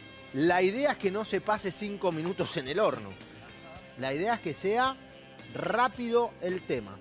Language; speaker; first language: Spanish; native; Spanish